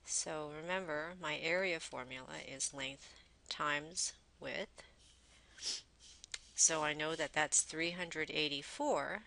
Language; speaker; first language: English; native; English